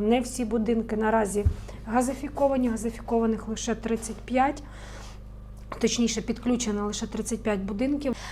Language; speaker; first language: Ukrainian; native; Ukrainian